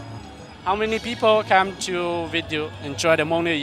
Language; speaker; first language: English; non-native, learner; Hmong